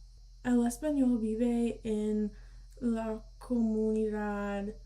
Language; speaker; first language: Spanish; early bilingual, heritage; Spanish